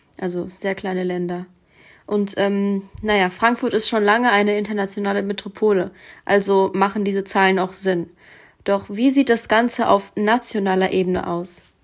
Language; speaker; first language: German; early bilingual, other home language; Russian